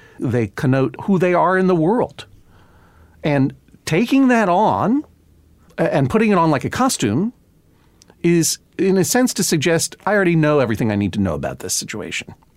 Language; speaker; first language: English; native; English